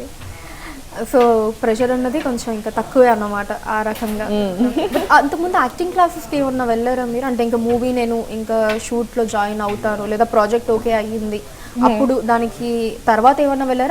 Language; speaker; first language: Telugu; native; Telugu